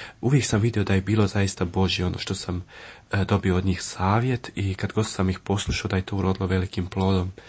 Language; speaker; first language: Croatian; early bilingual, heritage; Croatian